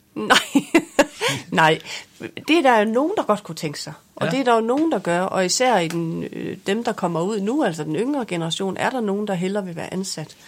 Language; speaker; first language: Danish; native; Danish